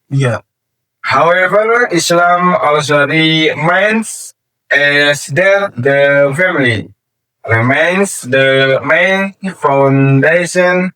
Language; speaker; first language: English; non-native, learner; Indonesian